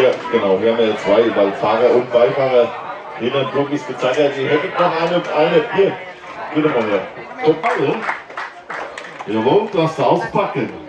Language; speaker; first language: German; native; German